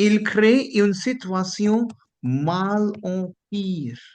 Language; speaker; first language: French; non-native, fluent; Hindi